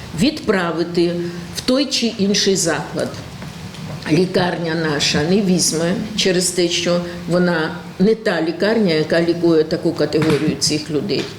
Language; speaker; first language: Ukrainian; native; Ukrainian